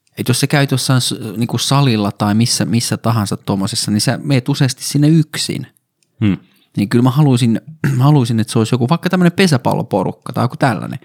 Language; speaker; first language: Finnish; native; Finnish